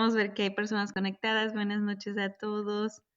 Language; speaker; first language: Spanish; native; Spanish